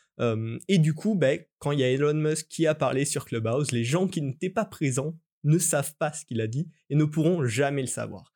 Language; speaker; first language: French; native; French